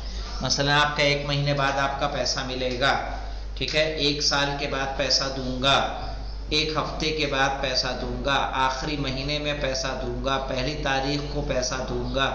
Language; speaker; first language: Urdu; native; Urdu